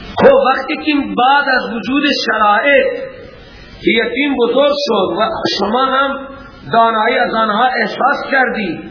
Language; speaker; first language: Persian; non-native, local second language; Baluchi